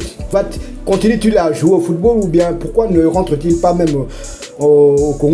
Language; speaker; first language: French; non-native, local second language; Lingala